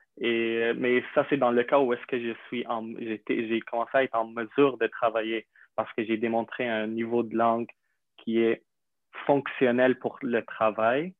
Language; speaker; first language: French; non-native, fluent; Arabic